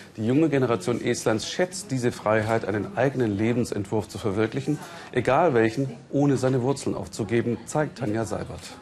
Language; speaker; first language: German; native; German